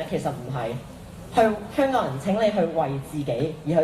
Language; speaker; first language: Cantonese; native; Cantonese